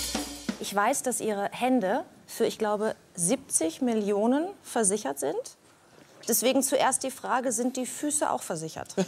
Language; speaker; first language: German; native; German